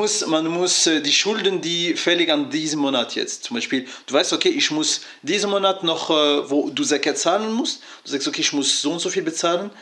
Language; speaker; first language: German; non-native, fluent; French